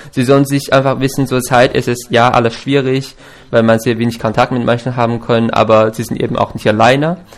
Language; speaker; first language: German; non-native, fluent; Chinese